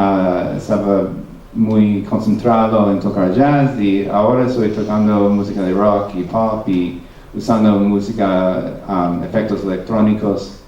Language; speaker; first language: Spanish; non-native, fluent; English